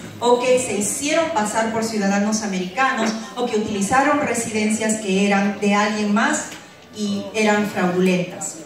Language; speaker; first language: Spanish; native; Spanish